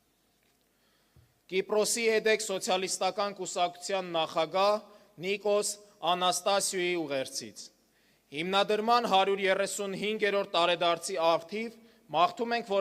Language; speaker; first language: Armenian; native; Armenian